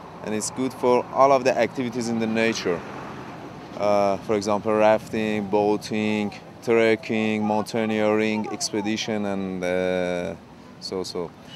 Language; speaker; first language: English; non-native, learner; Persian